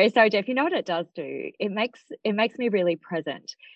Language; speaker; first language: English; native; English